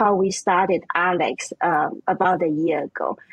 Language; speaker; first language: English; non-native, fluent; German